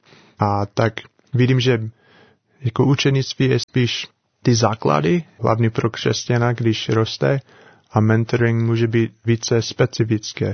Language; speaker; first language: Czech; non-native, learner; English